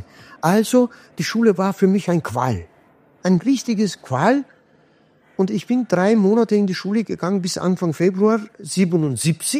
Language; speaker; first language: German; non-native, fluent; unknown